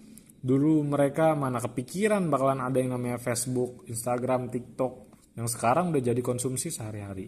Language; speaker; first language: Indonesian; native; Indonesian